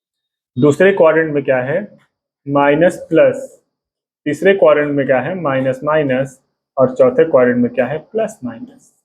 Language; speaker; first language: Hindi; native; Hindi